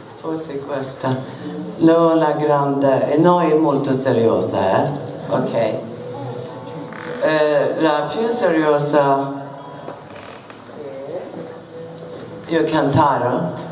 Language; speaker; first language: Italian; non-native, learner; Swedish